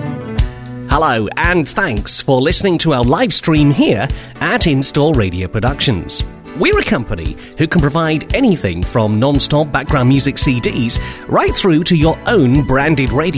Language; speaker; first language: English; native; English